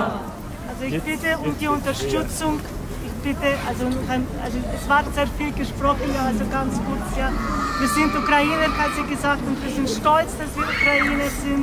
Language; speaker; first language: German; non-native, learner; Ukrainian